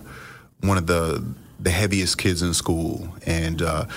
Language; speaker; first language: English; early bilingual, other home language; Russian